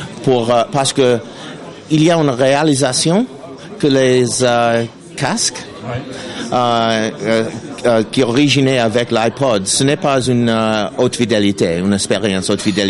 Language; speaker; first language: French; non-native, learner; English